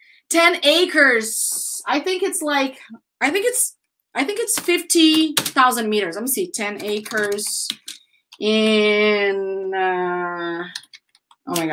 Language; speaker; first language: English; non-native, fluent; Portuguese